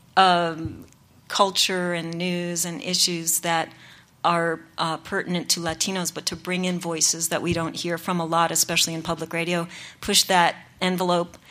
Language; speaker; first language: English; native; English